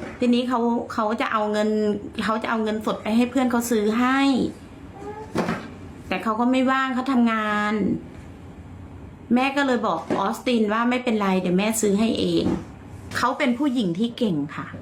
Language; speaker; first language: Thai; native; Thai